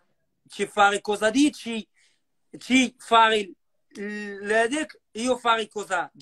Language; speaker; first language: Italian; non-native, learner; Arabic